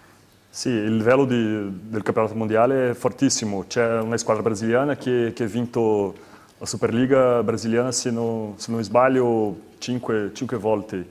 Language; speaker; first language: Italian; non-native, learner; Portuguese